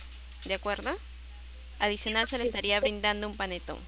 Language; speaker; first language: Spanish; native; Spanish